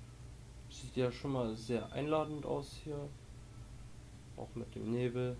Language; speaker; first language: German; native; German